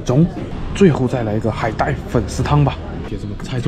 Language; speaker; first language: Chinese; native; Chinese